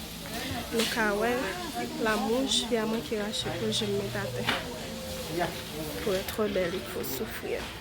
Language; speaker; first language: French; non-native, local second language; Haitian Creole